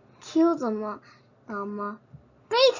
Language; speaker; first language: Chinese; early bilingual, heritage; Chinese